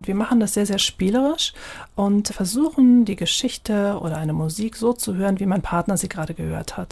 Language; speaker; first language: German; native; German